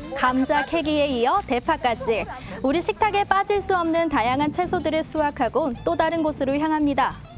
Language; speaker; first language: Korean; native; Korean